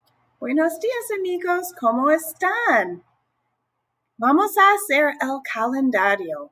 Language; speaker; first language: Spanish; non-native, fluent; English